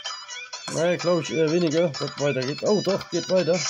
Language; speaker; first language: German; native; German